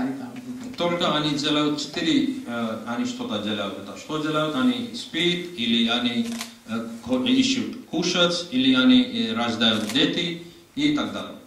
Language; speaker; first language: Russian; non-native, learner; Hindi